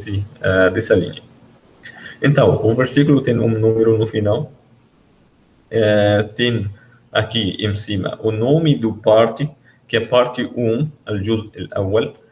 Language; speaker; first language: Portuguese; non-native, learner; Arabic